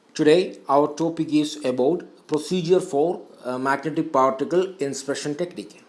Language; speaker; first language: English; non-native, local second language; Malayalam